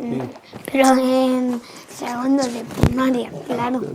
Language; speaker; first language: Spanish; native; Spanish